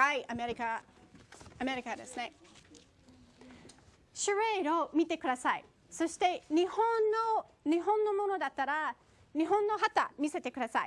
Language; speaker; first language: Japanese; non-native, fluent; English